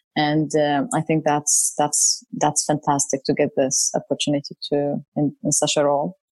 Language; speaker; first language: English; non-native, fluent; Arabic